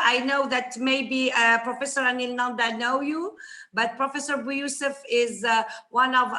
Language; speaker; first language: English; non-native, fluent; Arabic